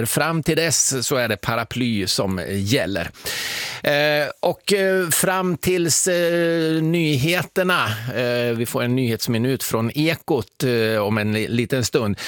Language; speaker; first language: Swedish; native; Swedish